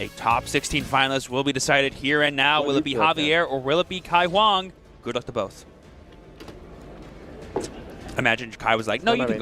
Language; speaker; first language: English; native; English